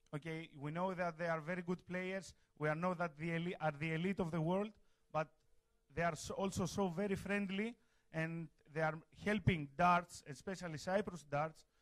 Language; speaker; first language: English; non-native, fluent; Greek